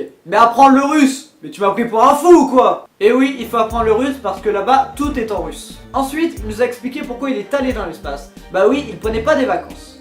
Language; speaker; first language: French; native; French